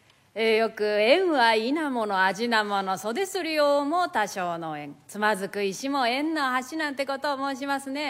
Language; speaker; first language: Japanese; native; Japanese